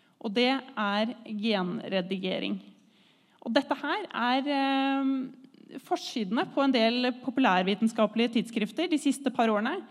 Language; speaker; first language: Norwegian; native; Norwegian